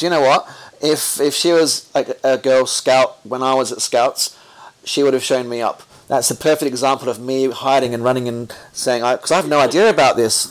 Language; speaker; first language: English; native; English